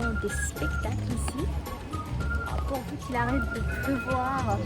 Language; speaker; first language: French; non-native, local second language; Arabic